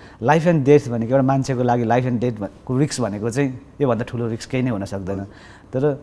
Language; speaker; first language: Nepali; non-native, local second language; Sherpa